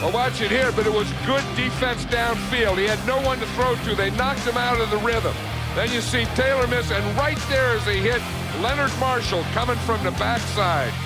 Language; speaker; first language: English; native; English